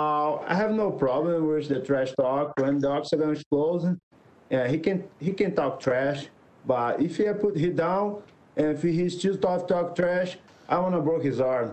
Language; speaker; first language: English; non-native, learner; Portuguese